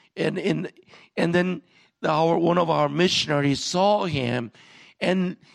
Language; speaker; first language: English; non-native, fluent; Korean